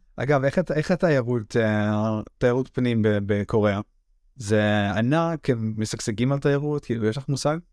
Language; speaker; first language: Hebrew; native; Hebrew